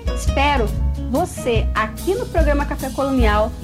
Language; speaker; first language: Portuguese; native; Portuguese